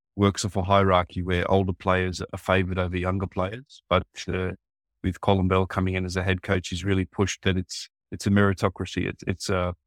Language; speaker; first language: English; native; English